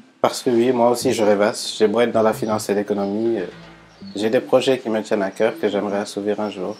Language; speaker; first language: French; non-native, local second language; Wolof